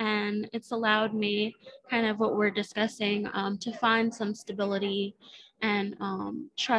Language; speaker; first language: English; native; English